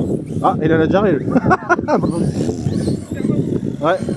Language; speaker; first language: French; native; French